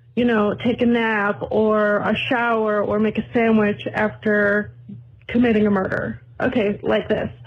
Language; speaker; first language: English; native; English